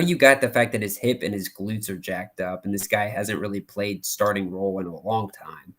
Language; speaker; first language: English; native; English